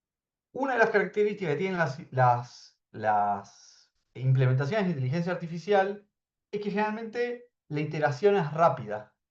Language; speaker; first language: Spanish; native; Spanish